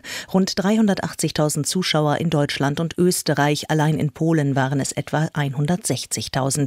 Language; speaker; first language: German; native; German